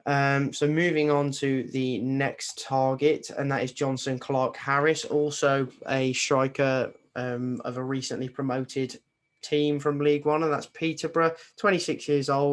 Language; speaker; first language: English; native; English